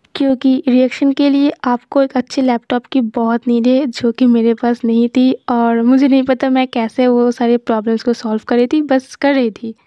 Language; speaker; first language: Hindi; non-native, local second language; Bangla